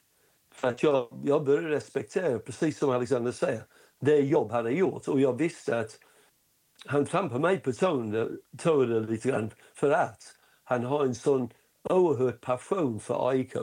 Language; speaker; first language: Swedish; non-native, fluent; English